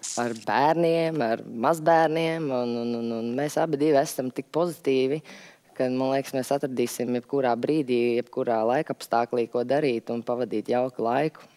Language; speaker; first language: Latvian; native; Latvian